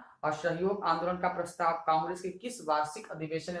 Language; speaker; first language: Hindi; native; Hindi